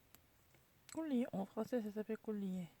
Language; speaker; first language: French; non-native, learner; Korean